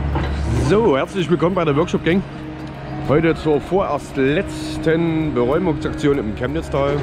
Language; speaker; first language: German; native; German